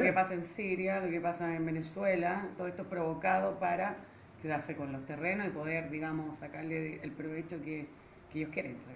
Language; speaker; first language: Spanish; native; Spanish